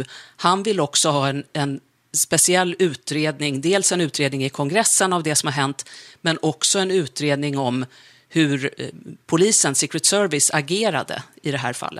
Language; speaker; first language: Swedish; native; Swedish